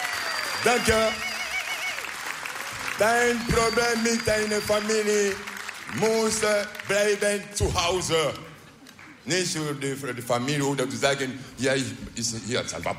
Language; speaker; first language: Dutch; non-native, learner; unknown